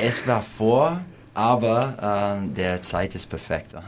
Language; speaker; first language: German; non-native, learner; English